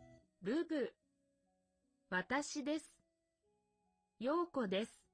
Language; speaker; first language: Japanese; non-native, learner; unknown